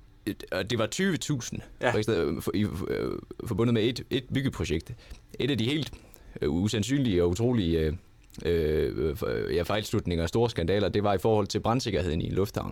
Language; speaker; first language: Danish; native; Danish